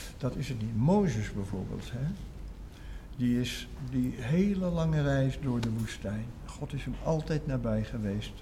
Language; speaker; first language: Dutch; native; Dutch